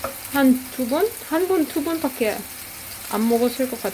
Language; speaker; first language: Korean; non-native, fluent; Russian